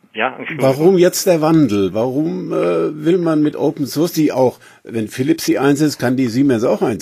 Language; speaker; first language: German; native; German